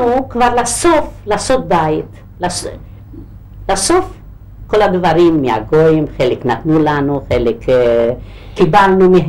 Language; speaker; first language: Hebrew; non-native, local second language; Hungarian